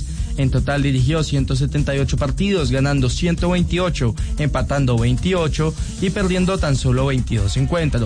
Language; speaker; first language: Spanish; native; Spanish